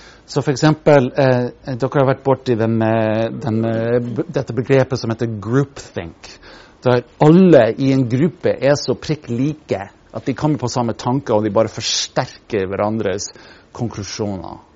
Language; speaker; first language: Norwegian; non-native, fluent; English